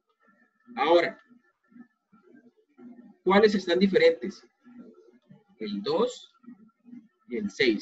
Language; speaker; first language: Spanish; native; Spanish